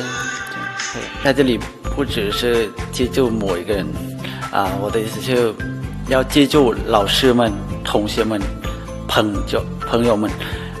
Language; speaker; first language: Chinese; non-native, fluent; Lao